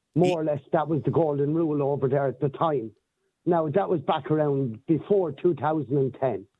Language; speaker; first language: English; native; English